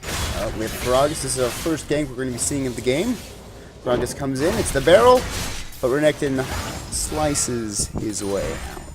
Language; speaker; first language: English; native; English